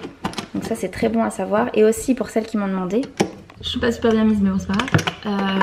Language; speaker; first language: French; native; French